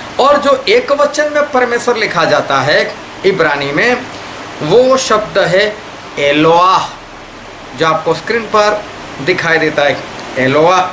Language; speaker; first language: Hindi; non-native, local second language; Gujarati